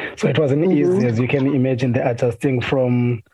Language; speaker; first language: English; non-native, local second language; Xhosa